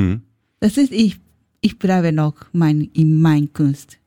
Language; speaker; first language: German; non-native, learner; Japanese